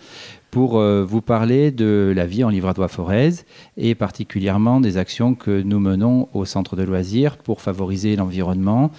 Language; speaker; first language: French; native; French